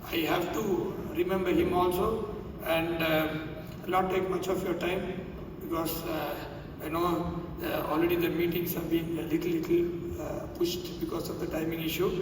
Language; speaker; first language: English; non-native, local second language; Tamil